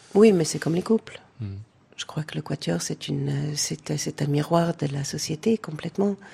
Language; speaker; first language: French; native; French